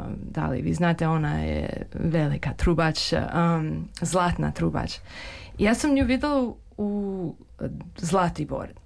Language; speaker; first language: Serbian; early bilingual, heritage; Serbian